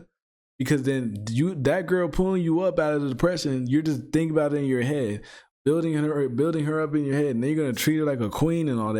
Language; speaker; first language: English; native; English